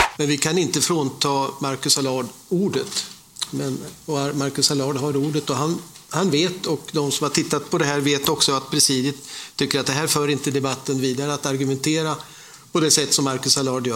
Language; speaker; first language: Swedish; native; Swedish